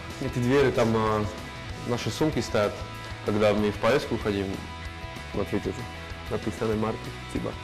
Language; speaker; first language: Russian; non-native, learner; Slovak